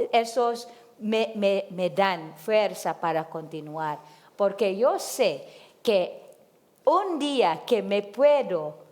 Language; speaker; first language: Spanish; non-native, learner; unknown